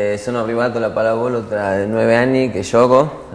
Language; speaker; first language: Italian; non-native, learner; Spanish